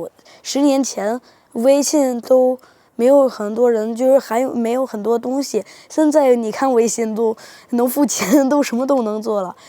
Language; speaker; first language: Chinese; early bilingual, heritage; Spanish